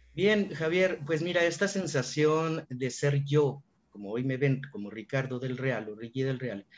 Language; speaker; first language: Spanish; native; Spanish